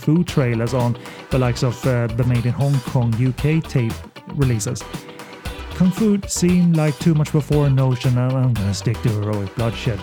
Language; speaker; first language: English; non-native, fluent; Swedish